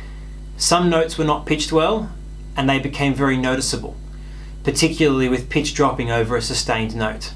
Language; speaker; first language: English; native; English